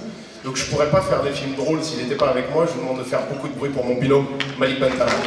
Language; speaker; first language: French; native; French